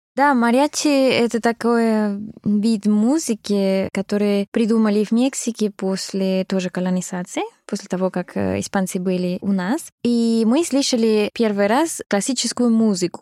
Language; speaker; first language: Russian; non-native, fluent; Spanish